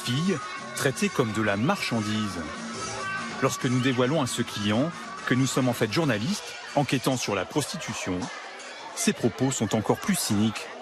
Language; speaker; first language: French; native; French